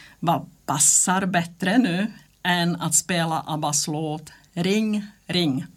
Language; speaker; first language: Swedish; non-native, fluent; Czech